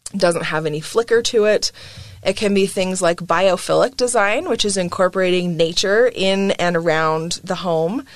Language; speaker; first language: English; native; English